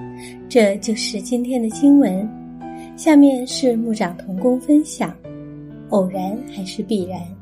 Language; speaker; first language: Chinese; native; Chinese